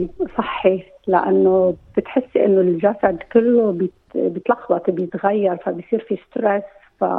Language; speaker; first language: Arabic; native; Arabic